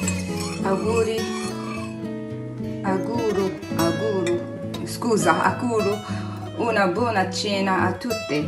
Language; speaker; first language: Italian; non-native, learner; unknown